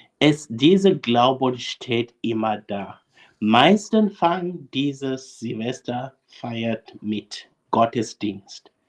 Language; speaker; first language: German; non-native, learner; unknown